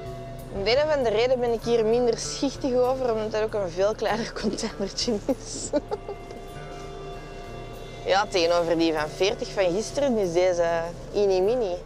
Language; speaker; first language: Dutch; native; Dutch